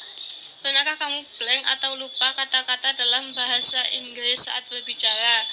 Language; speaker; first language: Indonesian; native; Indonesian